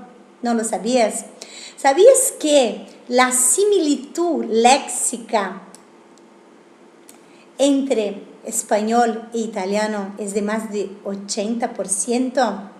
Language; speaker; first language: Spanish; non-native, fluent; Italian